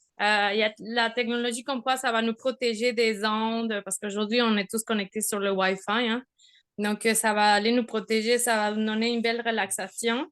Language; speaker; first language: French; non-native, fluent; Spanish